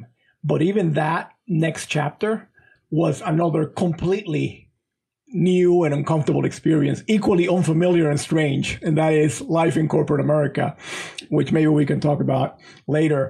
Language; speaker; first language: English; non-native, fluent; Spanish